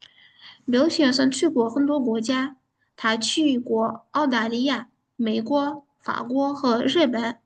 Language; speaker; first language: Chinese; non-native, fluent; Uzbek